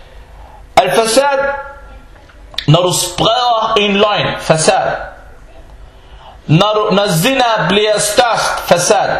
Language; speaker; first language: Danish; non-native, fluent; Arabic